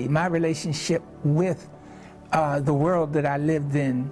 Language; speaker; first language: English; native; English